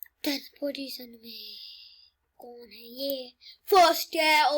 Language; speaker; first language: Hindi; native; Hindi